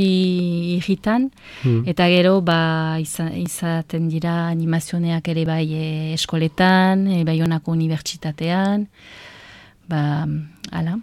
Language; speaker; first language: Basque; non-native, local second language; French